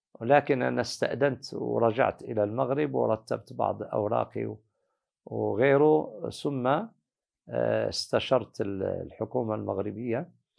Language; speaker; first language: Arabic; native; Arabic